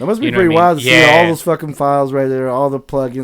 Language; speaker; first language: English; native; English